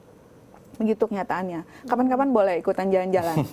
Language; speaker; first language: Indonesian; native; Indonesian